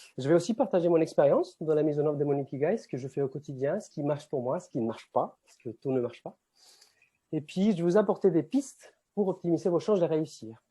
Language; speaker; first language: French; non-native, fluent; Spanish